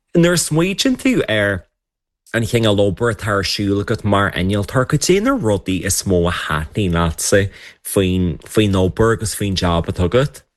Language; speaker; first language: Irish; native; Irish